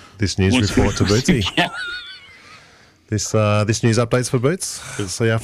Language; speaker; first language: English; native; English